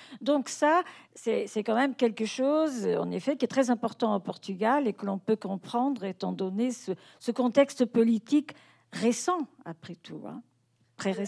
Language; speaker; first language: French; non-native, fluent; Portuguese